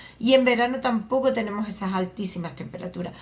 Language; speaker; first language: Spanish; native; Spanish